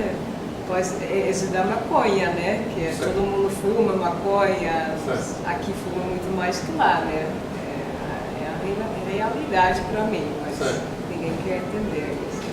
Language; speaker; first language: Portuguese; non-native, fluent; Dutch